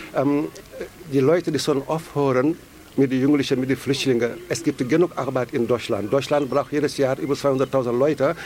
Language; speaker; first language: German; non-native, fluent; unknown